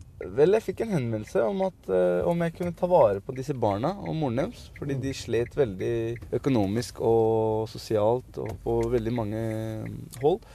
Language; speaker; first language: Norwegian; early bilingual, other home language; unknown